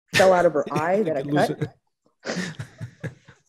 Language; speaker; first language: English; native; English